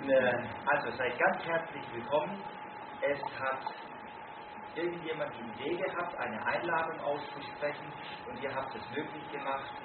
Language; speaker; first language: German; native; German